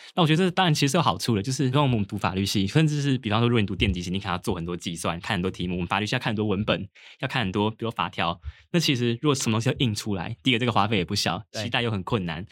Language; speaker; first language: Chinese; native; Chinese